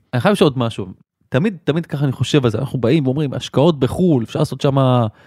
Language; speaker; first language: Hebrew; native; Hebrew